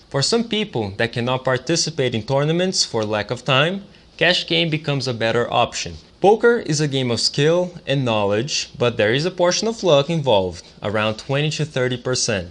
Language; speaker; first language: English; non-native, fluent; Portuguese